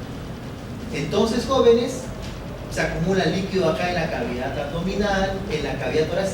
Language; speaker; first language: Spanish; native; Spanish